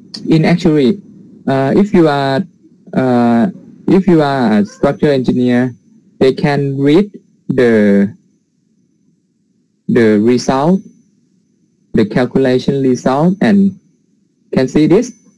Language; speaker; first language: English; non-native, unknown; Thai